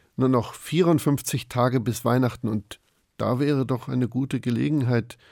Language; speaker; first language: German; native; German